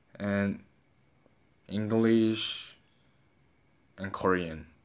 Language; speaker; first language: English; non-native, learner; Korean